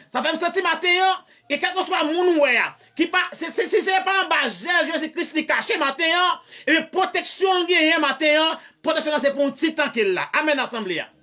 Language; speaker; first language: French; non-native, learner; Haitian Creole